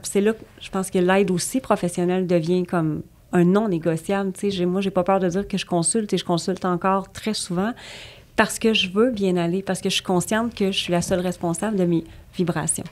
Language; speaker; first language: French; native; French